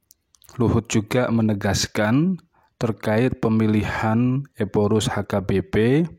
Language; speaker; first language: Indonesian; native; Indonesian